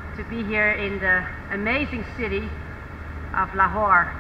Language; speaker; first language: English; non-native, fluent; Dutch